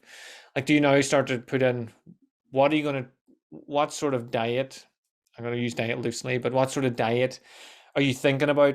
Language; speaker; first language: English; native; English